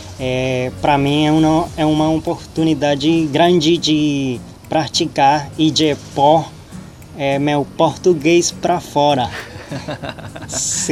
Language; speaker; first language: Portuguese; non-native, learner; Spanish